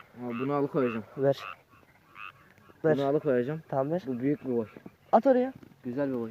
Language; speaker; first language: Turkish; native; Turkish